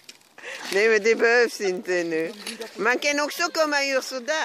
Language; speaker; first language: Swedish; non-native, fluent; French